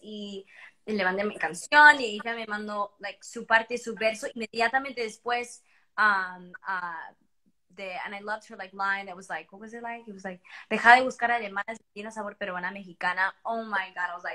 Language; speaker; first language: English; early bilingual, other home language; Spanish